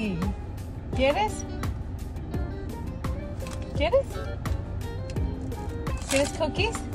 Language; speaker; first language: Spanish; early bilingual, heritage; Spanish